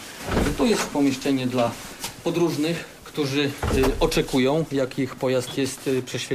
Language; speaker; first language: Polish; native; Polish